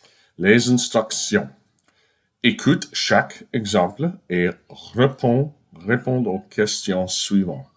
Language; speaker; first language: French; non-native, fluent; English